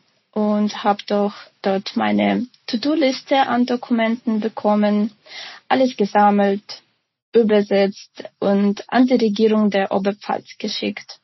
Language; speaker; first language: German; non-native, fluent; Ukrainian